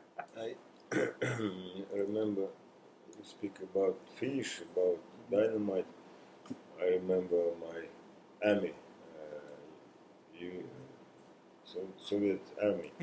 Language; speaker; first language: English; non-native, learner; Russian